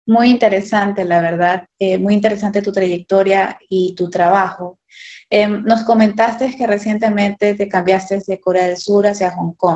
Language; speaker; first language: Spanish; native; Spanish